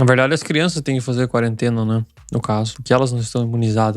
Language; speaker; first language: Portuguese; native; Portuguese